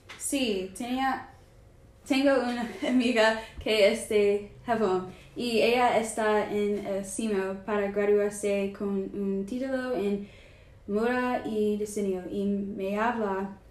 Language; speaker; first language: Spanish; non-native, learner; English